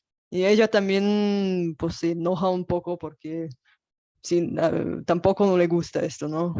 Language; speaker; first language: Spanish; non-native, fluent; Bulgarian